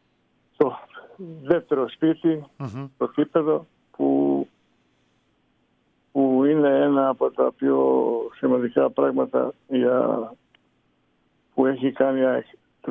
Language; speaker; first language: Greek; non-native, fluent; Serbian